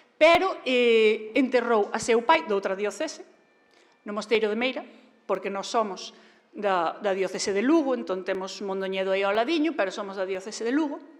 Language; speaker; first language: Galician; native; Galician